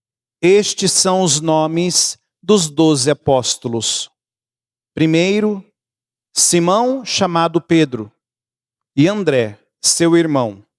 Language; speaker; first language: Portuguese; native; Portuguese